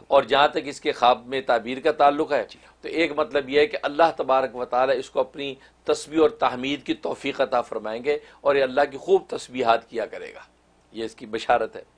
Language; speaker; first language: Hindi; non-native, local second language; Kashmiri